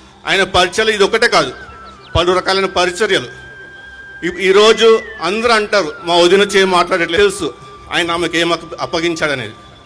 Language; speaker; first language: Telugu; non-native, local second language; Urdu